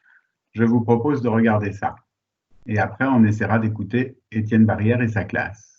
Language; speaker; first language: French; native; French